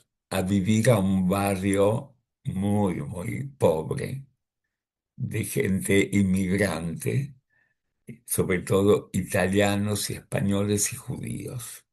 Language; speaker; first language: Spanish; early bilingual, other home language; Russian